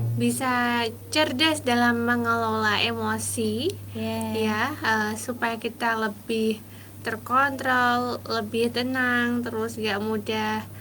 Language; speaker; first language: Indonesian; native; Indonesian